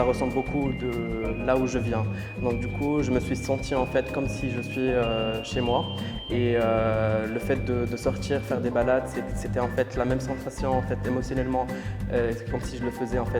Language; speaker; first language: French; non-native, local second language; Arabic